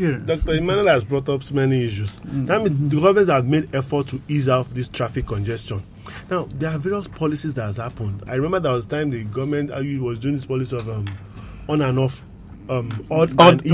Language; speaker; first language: English; non-native, local second language; Yoruba